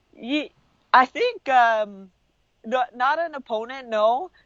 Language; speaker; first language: English; early bilingual, other home language; Lithuanian